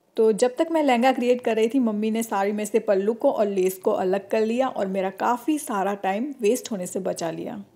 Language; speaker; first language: Hindi; non-native, local second language; Gujarati